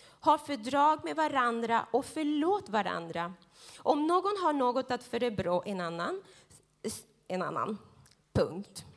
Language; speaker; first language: Swedish; non-native, fluent; Spanish